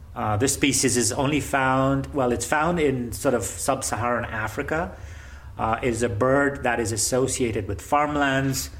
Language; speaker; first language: English; non-native, local second language; Gujarati